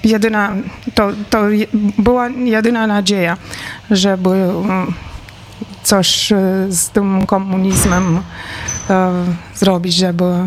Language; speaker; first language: Polish; non-native, fluent; Romanian